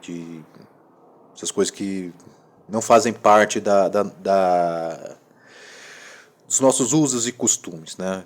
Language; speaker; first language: Portuguese; native; Portuguese